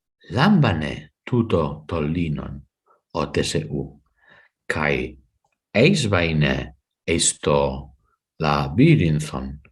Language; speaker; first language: Greek; non-native, fluent; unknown